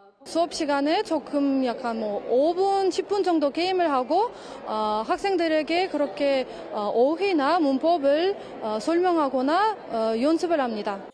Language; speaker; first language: Korean; non-native, fluent; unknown